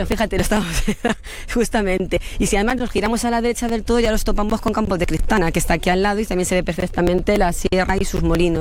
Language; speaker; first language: Spanish; native; Spanish